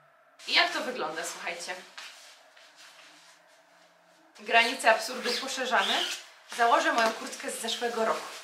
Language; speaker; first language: Polish; native; Polish